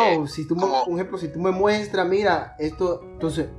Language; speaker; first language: Spanish; native; Spanish